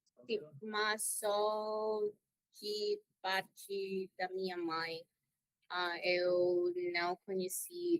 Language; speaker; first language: Portuguese; non-native, learner; Spanish